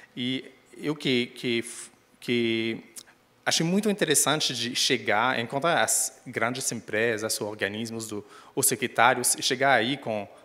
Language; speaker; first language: Portuguese; non-native, fluent; French